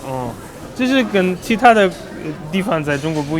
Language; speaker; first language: Chinese; non-native, fluent; Russian